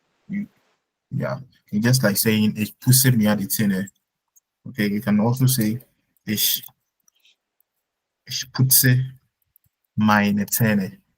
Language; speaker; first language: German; non-native, fluent; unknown